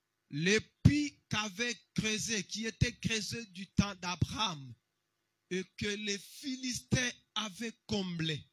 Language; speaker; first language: French; non-native, local second language; Lingala